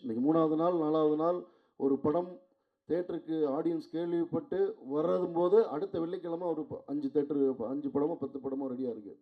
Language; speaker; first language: Tamil; native; Tamil